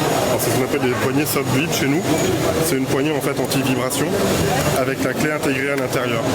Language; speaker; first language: French; native; French